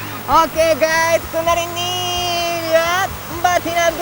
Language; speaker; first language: Indonesian; non-native, fluent; Japanese